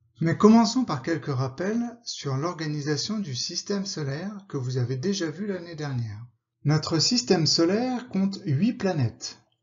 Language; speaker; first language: French; native; French